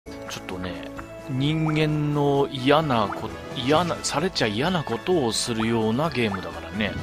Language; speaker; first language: Japanese; native; Japanese